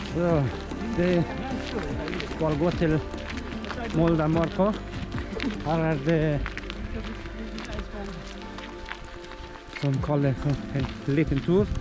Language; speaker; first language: Norwegian; non-native, learner; Russian